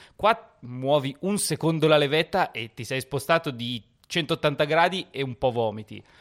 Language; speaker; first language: Italian; native; Italian